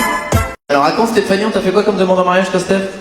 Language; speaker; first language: French; native; French